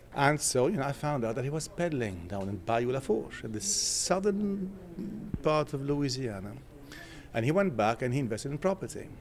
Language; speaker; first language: English; non-native, fluent; Arabic